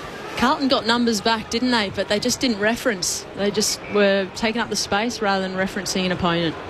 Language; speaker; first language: English; native; English